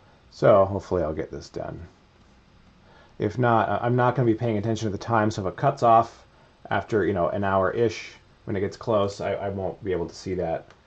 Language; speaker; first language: English; native; English